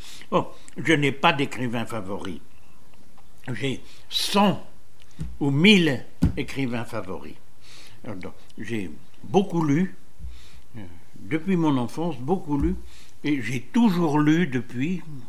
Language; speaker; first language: French; native; French